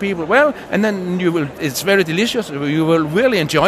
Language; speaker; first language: English; non-native, fluent; Danish